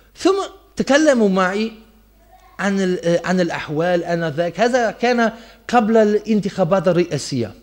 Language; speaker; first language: Arabic; non-native, fluent; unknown